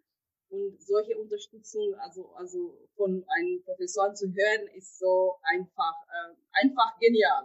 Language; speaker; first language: German; non-native, fluent; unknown